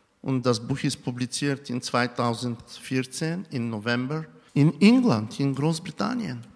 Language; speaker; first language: German; non-native, fluent; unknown